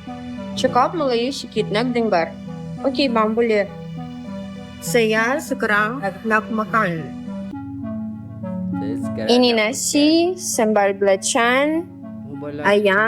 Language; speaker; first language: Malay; non-native, learner; English